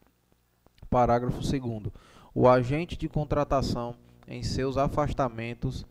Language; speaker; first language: Portuguese; native; Portuguese